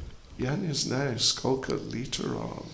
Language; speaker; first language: Russian; non-native, learner; English